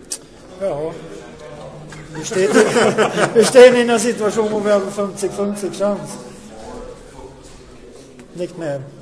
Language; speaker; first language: German; non-native, learner; Swedish